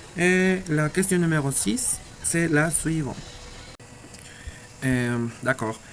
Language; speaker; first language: French; non-native, learner; Spanish